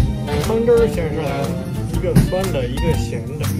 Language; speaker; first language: Chinese; native; Chinese